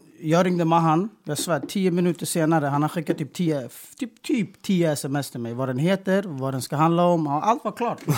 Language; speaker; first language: Swedish; early bilingual, other home language; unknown